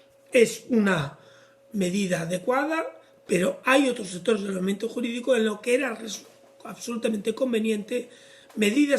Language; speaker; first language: Spanish; native; Spanish